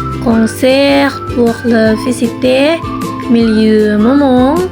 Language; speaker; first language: French; non-native, learner; Indonesian